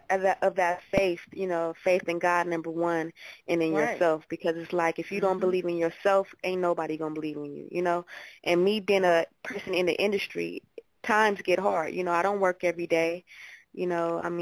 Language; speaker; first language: English; native; English